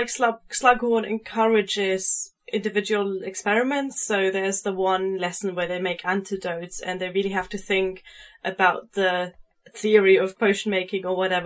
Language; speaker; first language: English; non-native, fluent; German